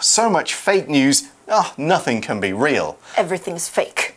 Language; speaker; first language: English; native; English